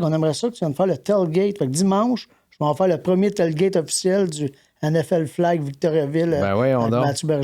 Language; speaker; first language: French; native; French